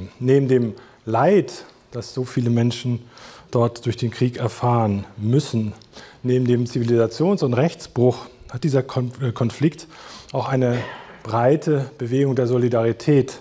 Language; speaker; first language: German; native; German